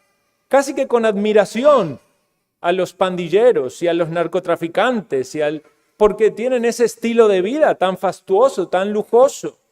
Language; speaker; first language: Spanish; native; Spanish